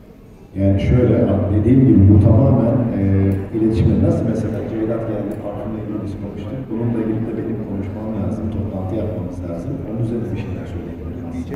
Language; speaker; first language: Turkish; native; Turkish